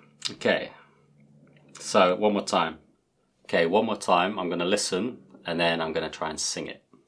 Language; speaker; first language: English; native; English